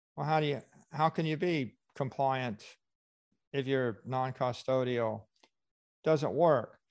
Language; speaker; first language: English; native; English